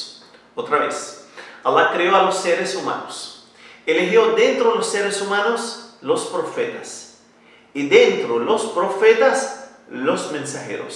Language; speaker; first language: Spanish; non-native, learner; Arabic